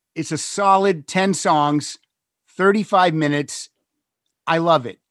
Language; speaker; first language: English; native; English